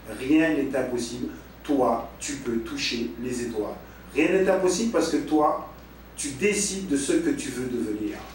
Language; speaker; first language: French; native; French